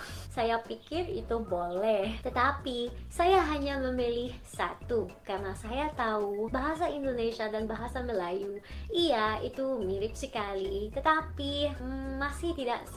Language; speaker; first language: Indonesian; non-native, learner; Filipino